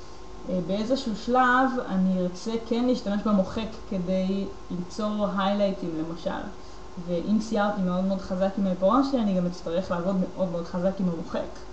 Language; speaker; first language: Hebrew; native; Hebrew